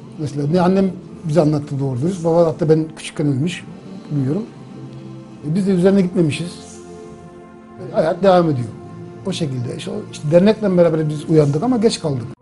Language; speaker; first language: Turkish; native; Turkish